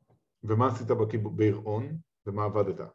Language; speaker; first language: Hebrew; native; Hebrew